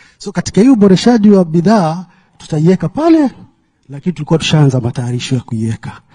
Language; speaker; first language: Swahili; native; Swahili